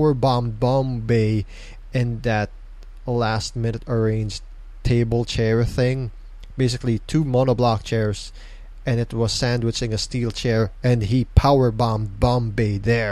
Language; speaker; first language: English; non-native, local second language; Filipino